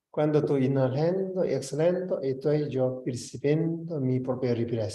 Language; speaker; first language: Spanish; non-native, learner; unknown